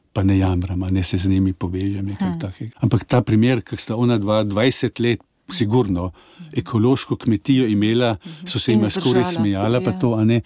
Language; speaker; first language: Slovenian; native; Slovenian